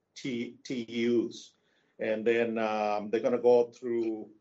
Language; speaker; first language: English; non-native, fluent; Spanish